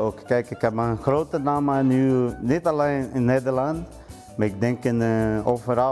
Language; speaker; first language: Dutch; non-native, learner; Portuguese